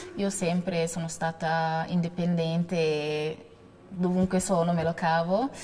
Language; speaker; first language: Italian; non-native, fluent; Wolof